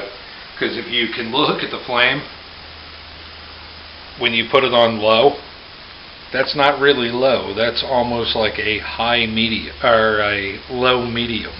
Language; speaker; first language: English; native; English